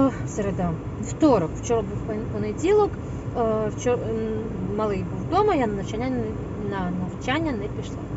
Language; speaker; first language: Ukrainian; non-native, local second language; Russian